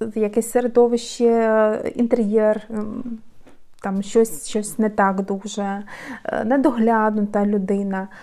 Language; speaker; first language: Ukrainian; native; Ukrainian